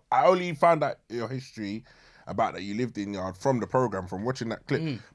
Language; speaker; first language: English; native; English